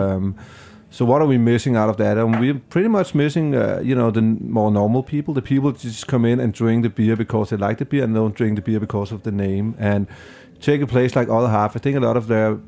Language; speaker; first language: English; non-native, fluent; Danish